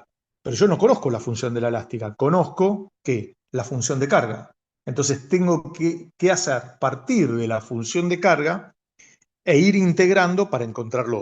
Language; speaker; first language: Spanish; native; Spanish